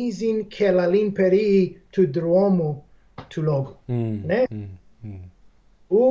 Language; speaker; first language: Greek; non-native, fluent; English